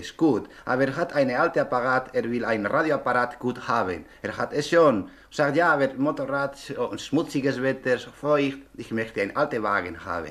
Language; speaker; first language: German; non-native, learner; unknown